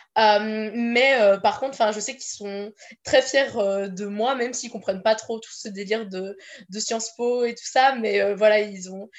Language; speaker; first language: French; native; French